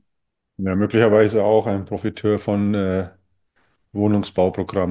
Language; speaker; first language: German; native; German